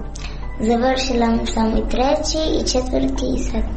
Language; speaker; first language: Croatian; early bilingual, other home language; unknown